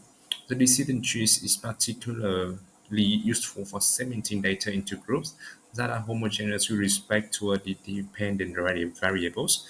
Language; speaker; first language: English; non-native, learner; Vietnamese